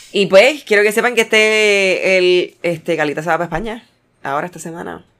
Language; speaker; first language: Spanish; early bilingual, heritage; Spanish